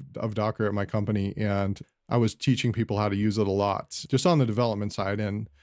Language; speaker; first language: English; native; English